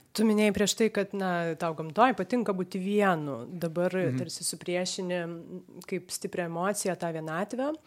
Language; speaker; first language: Lithuanian; native; Lithuanian